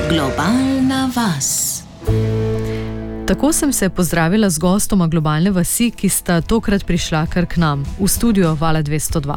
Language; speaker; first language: Slovenian; native; Slovenian